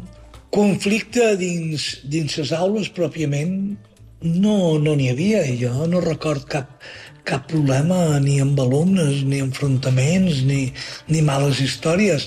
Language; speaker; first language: Catalan; native; Catalan